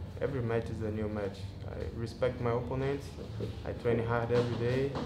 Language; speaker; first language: English; non-native, learner; Portuguese